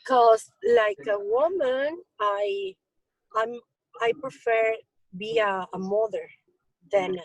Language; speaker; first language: English; non-native, learner; Spanish